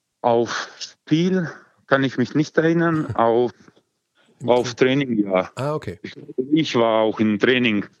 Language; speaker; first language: German; non-native, learner; Croatian